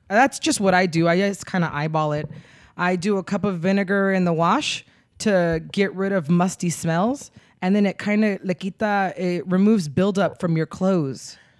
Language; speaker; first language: English; early bilingual, other home language; Spanish